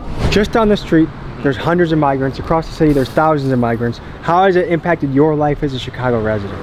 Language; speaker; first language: English; native; English